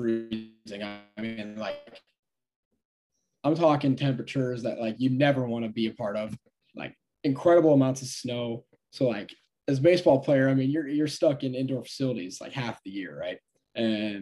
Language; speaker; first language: English; native; English